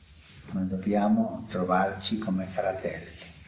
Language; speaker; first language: Italian; non-native, fluent; Spanish